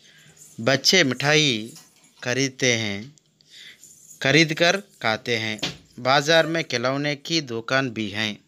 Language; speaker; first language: Hindi; non-native, local second language; Telugu